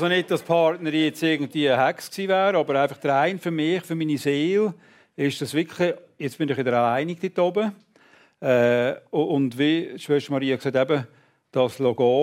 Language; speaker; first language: German; native; German